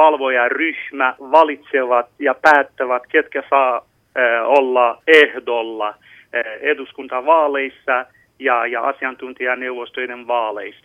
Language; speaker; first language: Finnish; non-native, fluent; Persian